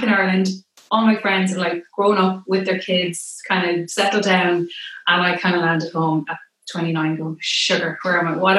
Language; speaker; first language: English; native; English